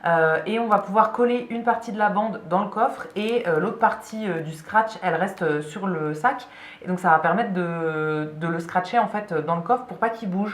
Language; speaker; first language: French; native; French